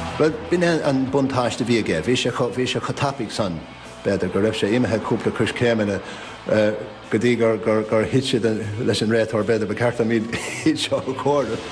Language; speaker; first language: Irish; native; Irish